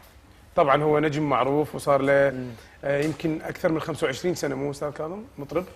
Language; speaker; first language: Arabic; native; Arabic